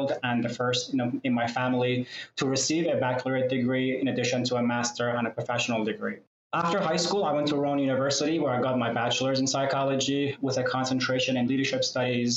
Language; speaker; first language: English; non-native, fluent; Persian